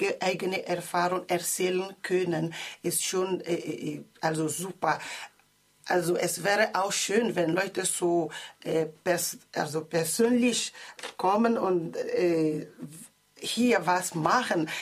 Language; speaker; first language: German; non-native, learner; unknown